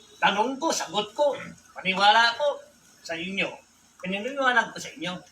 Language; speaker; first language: Filipino; non-native, local second language; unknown